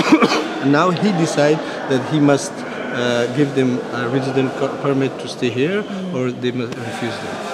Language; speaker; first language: English; non-native, fluent; Persian